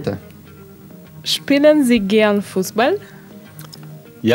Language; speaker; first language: German; non-native, learner; Russian